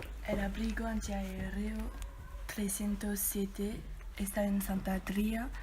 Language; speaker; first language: Spanish; non-native, learner; French